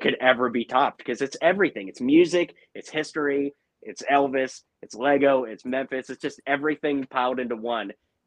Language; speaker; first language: English; native; English